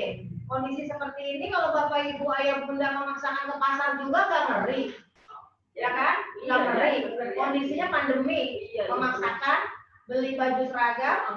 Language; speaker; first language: Indonesian; native; Indonesian